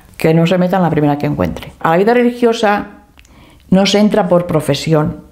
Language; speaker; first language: Spanish; native; Spanish